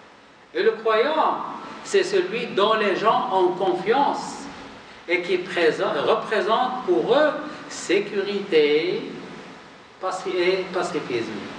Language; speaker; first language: French; non-native, local second language; Arabic